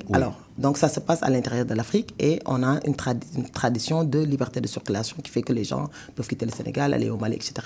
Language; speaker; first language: French; non-native, local second language; Wolof